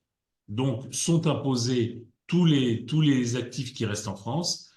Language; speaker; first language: French; native; French